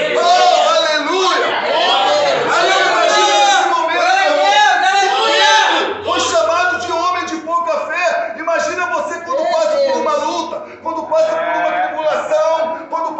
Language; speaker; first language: Portuguese; native; Portuguese